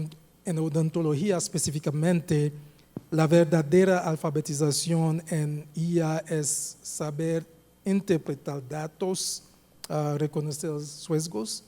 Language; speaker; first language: Spanish; non-native, fluent; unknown